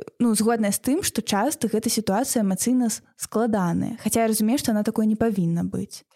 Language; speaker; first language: Belarusian; non-native, local second language; Russian